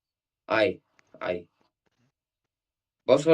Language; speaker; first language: English; non-native, learner; Greek